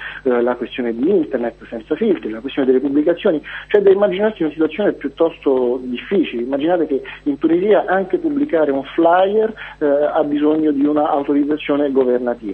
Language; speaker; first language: Italian; native; Italian